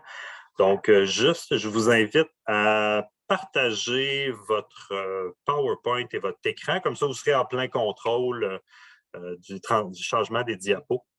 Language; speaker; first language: French; native; French